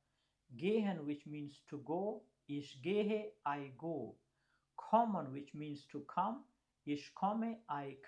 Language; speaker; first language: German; non-native, fluent; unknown